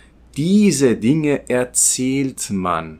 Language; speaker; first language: German; non-native, fluent; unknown